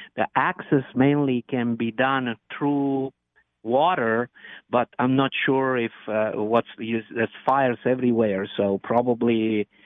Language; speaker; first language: English; non-native, fluent; Romanian